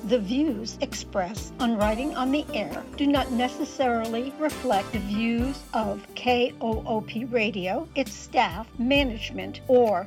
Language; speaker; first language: English; native; English